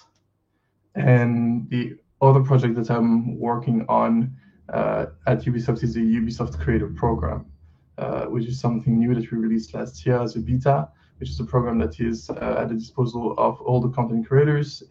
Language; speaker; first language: English; non-native, fluent; French